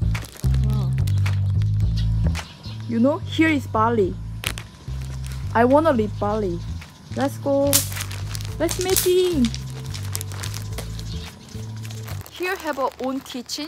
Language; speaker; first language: English; non-native, learner; Korean